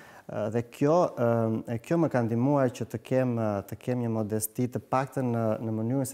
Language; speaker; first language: Albanian; native; Albanian